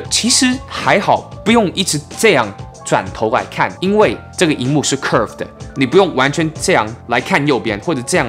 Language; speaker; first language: Chinese; early bilingual, heritage; English